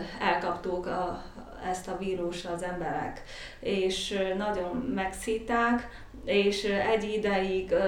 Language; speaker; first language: Hungarian; non-native, learner; Chinese